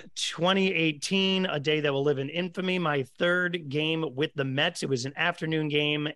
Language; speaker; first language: English; native; English